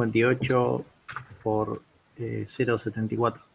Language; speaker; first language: Spanish; native; Spanish